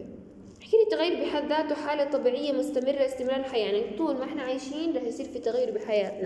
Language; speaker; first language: Arabic; native; Arabic